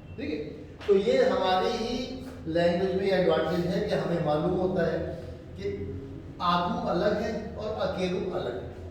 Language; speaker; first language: Urdu; native; Urdu